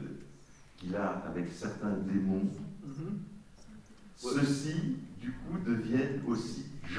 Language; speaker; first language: French; native; French